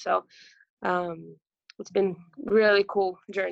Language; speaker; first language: English; non-native, fluent; Portuguese